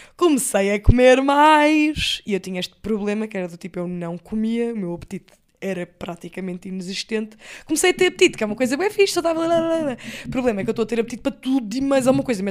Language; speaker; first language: Portuguese; early bilingual, other home language; English